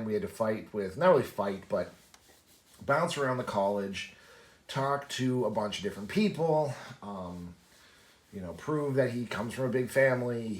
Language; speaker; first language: English; native; English